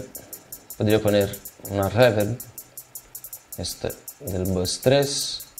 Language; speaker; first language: Spanish; non-native, fluent; Portuguese